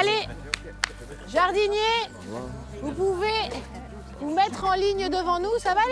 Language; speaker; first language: French; native; French